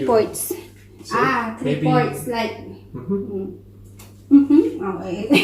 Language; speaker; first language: English; non-native, local second language; Filipino